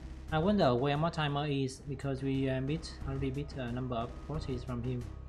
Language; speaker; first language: English; non-native, fluent; Vietnamese